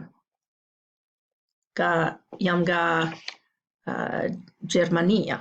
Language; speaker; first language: Albanian; non-native, learner; English